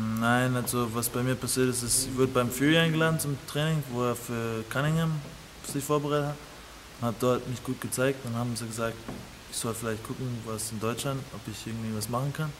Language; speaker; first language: German; early bilingual, other home language; English